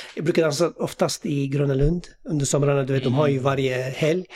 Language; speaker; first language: Swedish; early bilingual, other home language; Assyrian Neo-Aramaic